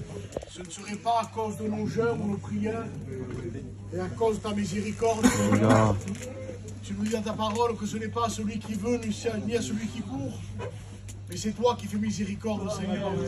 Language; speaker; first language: French; native; French